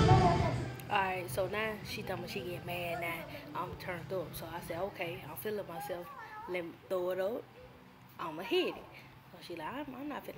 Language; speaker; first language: English; native; English